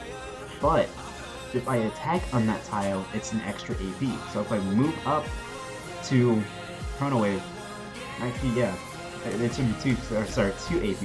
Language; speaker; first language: English; native; English